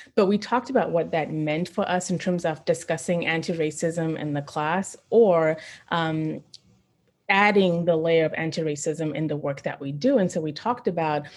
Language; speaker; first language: English; non-native, local second language; Shona